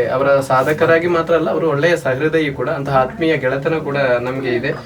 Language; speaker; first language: Kannada; non-native, local second language; Malayalam